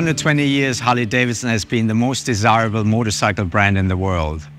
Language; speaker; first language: English; non-native, fluent; Spanish